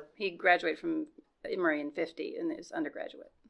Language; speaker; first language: English; non-native, fluent; Portuguese